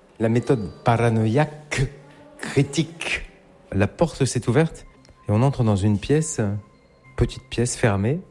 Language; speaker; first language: French; native; French